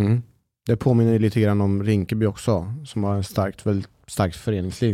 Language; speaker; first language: Swedish; native; Swedish